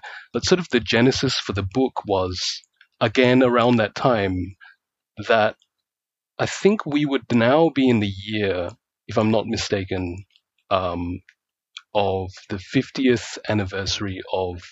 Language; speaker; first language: English; native; English